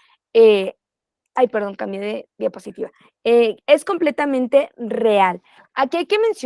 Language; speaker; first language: Spanish; native; Spanish